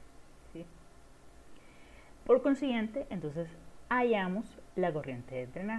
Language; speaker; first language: Spanish; native; Spanish